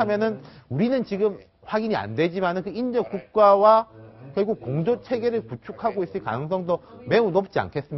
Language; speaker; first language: Korean; native; Korean